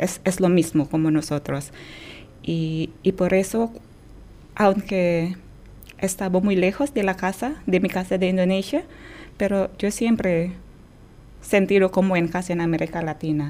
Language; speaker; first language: Spanish; non-native, fluent; Indonesian